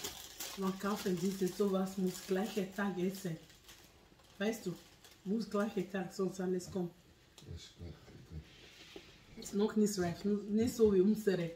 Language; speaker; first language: German; non-native, learner; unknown